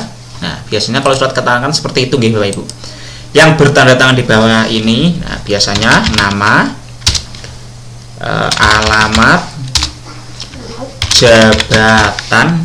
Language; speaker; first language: Indonesian; non-native, local second language; Javanese